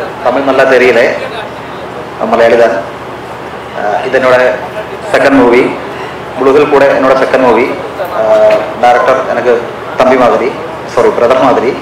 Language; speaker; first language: Tamil; non-native, learner; Malayalam